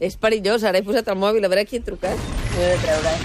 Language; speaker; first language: Catalan; native; Catalan